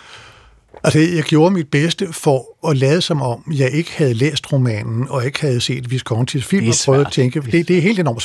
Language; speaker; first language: Danish; native; Danish